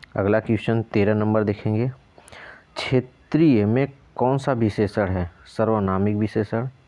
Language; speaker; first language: Hindi; native; Hindi